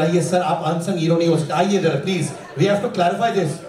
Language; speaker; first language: Hindi; native; Hindi